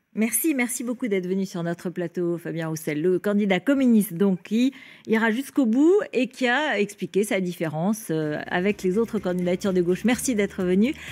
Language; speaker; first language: French; native; French